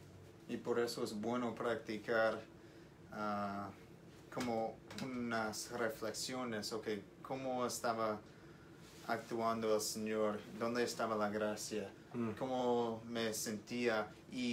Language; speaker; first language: Spanish; non-native, learner; English